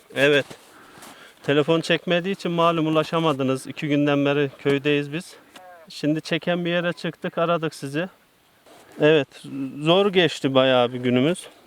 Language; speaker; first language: Turkish; native; Turkish